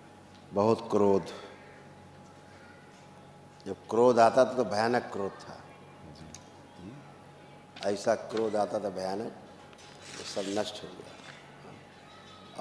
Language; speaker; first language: Hindi; native; Hindi